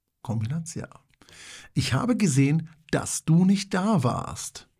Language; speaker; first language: German; non-native, fluent; Polish